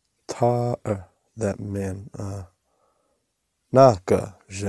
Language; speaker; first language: Chinese; non-native, learner; English